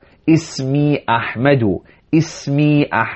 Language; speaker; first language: Arabic; non-native, fluent; English